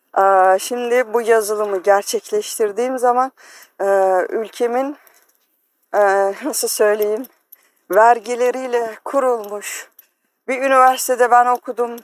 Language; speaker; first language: Turkish; native; Turkish